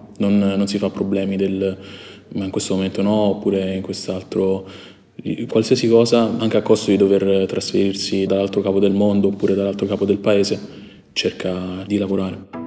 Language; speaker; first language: Italian; early bilingual, other home language; Chinese